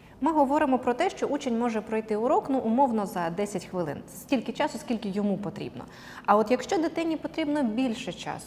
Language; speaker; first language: Ukrainian; native; Ukrainian